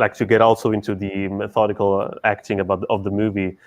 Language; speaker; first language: English; non-native, fluent; Italian